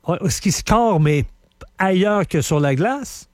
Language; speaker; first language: French; native; French